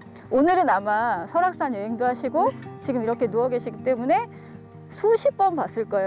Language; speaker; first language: Korean; native; Korean